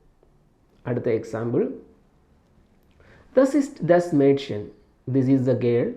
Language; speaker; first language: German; non-native, fluent; Malayalam